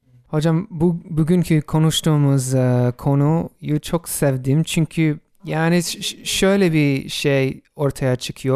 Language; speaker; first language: Turkish; non-native, fluent; English